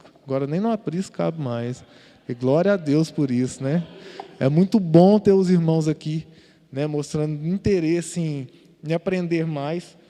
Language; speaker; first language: Portuguese; native; Portuguese